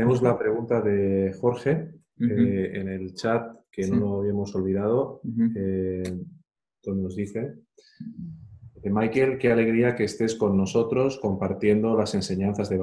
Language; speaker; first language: Spanish; native; Spanish